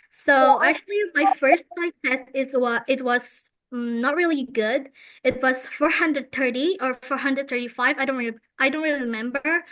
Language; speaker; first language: English; non-native, fluent; Indonesian